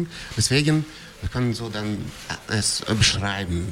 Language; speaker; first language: German; non-native, fluent; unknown